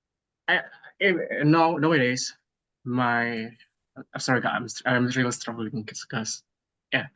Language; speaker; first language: English; non-native, learner; Indonesian